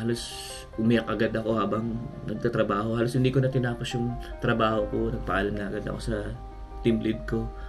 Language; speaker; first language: Filipino; native; Filipino